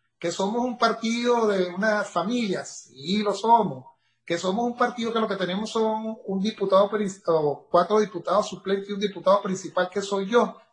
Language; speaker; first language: Spanish; native; Spanish